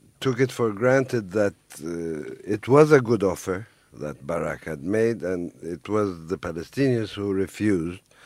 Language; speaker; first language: English; non-native, fluent; Turkish